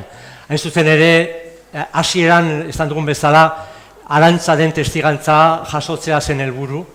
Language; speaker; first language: Basque; non-native, local second language; Spanish